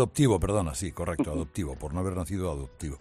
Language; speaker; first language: Spanish; native; Spanish